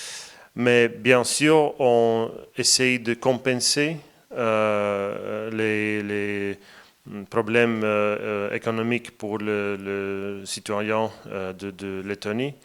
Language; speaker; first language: French; non-native, fluent; Latvian